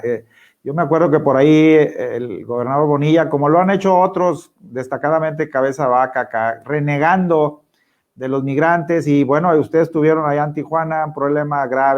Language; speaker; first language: Spanish; native; Spanish